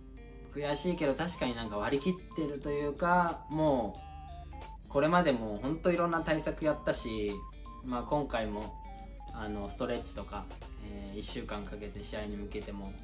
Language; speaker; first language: Japanese; native; Japanese